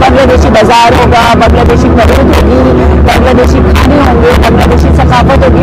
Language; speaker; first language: Hindi; non-native, fluent; Bangla